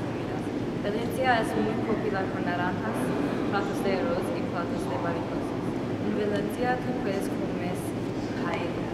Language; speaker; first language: Spanish; non-native, learner; English